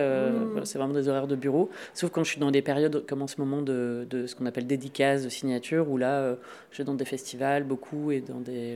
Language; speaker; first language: French; native; French